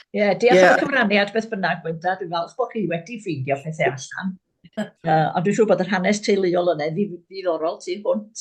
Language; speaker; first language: Welsh; native; Welsh